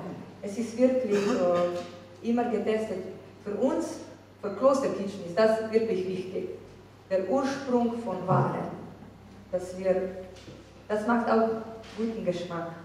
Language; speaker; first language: German; non-native, fluent; Slovenian